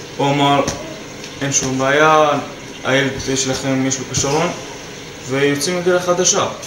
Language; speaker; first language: Hebrew; non-native, local second language; Arabic